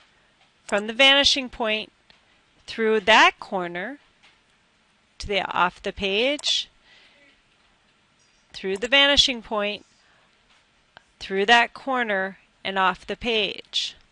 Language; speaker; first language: English; native; English